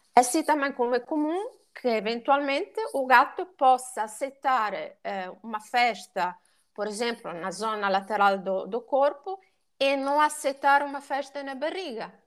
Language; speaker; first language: Portuguese; non-native, fluent; Italian